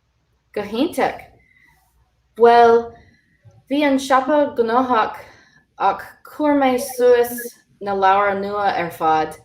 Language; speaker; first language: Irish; non-native, learner; English